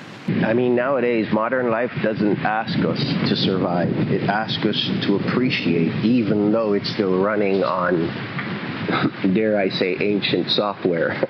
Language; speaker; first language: English; native; English